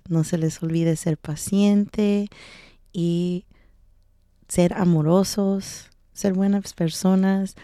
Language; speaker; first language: Spanish; early bilingual, heritage; Spanish